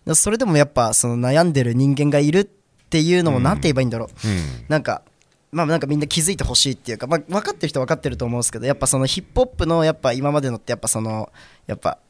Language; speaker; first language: Japanese; native; Japanese